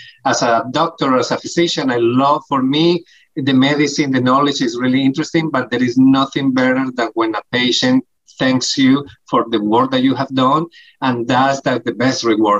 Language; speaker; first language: English; non-native, fluent; Spanish